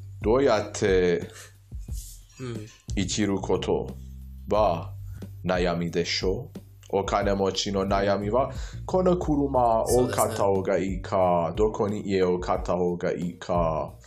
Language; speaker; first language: Japanese; non-native, fluent; Persian